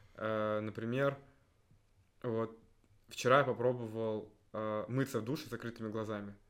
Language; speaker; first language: Russian; native; Russian